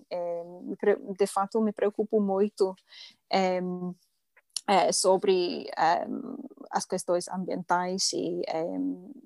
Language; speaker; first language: Portuguese; non-native, learner; English